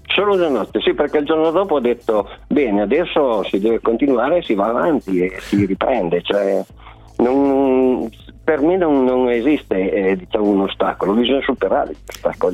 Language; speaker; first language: Italian; native; Italian